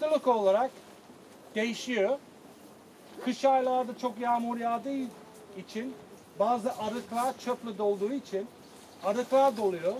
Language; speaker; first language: Turkish; non-native, fluent; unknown